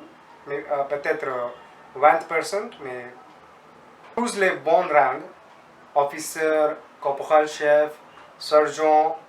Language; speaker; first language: French; non-native, learner; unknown